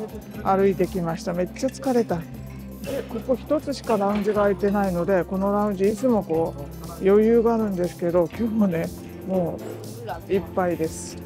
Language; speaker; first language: Japanese; native; Japanese